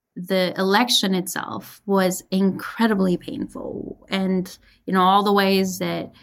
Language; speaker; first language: English; early bilingual, other home language; Persian